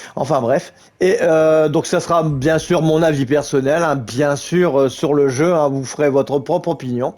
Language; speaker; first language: French; native; French